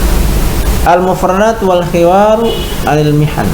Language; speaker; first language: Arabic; non-native, fluent; Indonesian